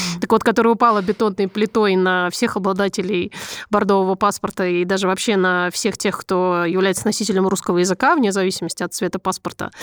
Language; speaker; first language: Russian; native; Russian